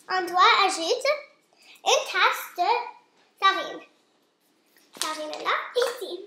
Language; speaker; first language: French; non-native, local second language; English